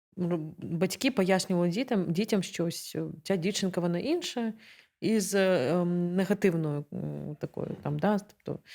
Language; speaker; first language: Ukrainian; non-native, local second language; Crimean Tatar